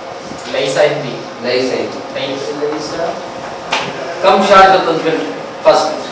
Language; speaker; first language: Arabic; non-native, learner; Urdu